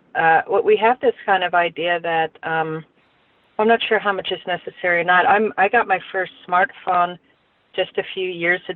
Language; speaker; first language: English; native; English